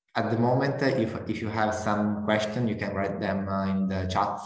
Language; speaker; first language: English; non-native, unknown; Italian